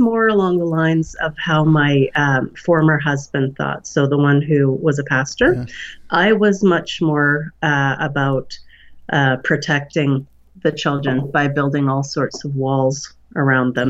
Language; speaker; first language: English; native; English